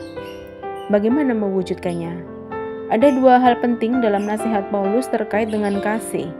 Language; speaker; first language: Indonesian; native; Indonesian